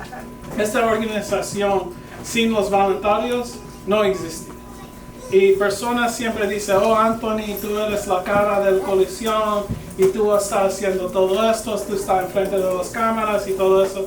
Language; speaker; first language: Spanish; early bilingual, heritage; English